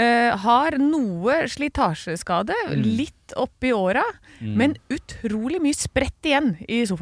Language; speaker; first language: Norwegian; native; Norwegian